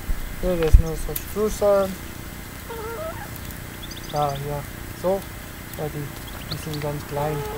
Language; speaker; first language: German; non-native, learner; Italian